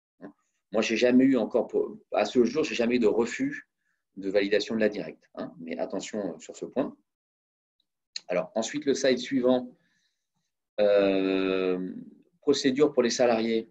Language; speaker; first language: French; native; French